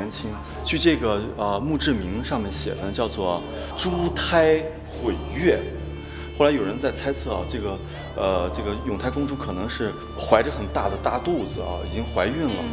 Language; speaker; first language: Chinese; native; Chinese